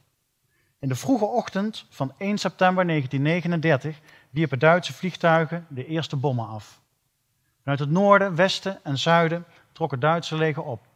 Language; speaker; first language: Dutch; native; Dutch